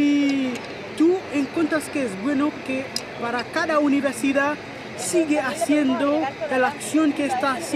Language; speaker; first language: Spanish; non-native, learner; Haitian Creole